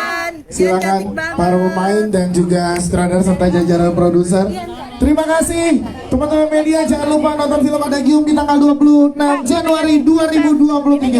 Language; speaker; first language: Indonesian; native; Indonesian